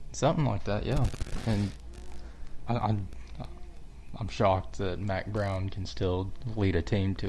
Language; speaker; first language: English; native; English